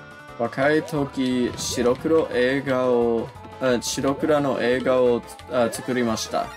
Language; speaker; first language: Japanese; non-native, learner; English